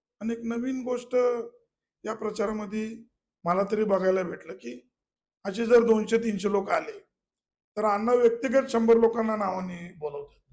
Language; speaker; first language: Marathi; non-native, local second language; Malayalam